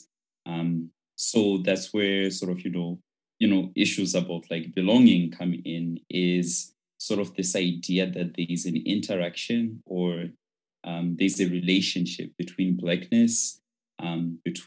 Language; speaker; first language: English; non-native, local second language; Shona